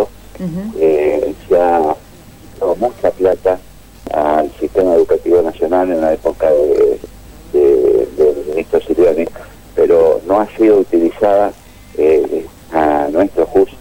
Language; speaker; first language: Spanish; native; Spanish